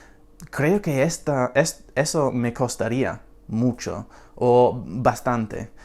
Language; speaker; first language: Spanish; non-native, fluent; English